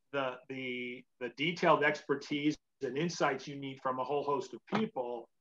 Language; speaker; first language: English; native; English